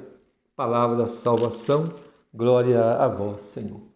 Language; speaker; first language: Portuguese; native; Portuguese